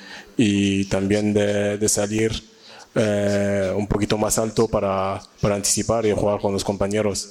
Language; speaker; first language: Spanish; non-native, learner; French